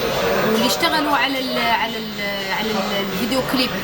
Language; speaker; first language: Arabic; native; Arabic